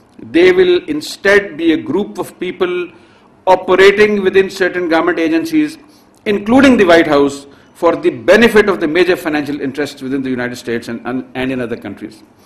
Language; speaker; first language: English; non-native, local second language; Urdu